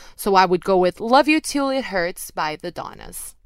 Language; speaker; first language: English; non-native, fluent; Portuguese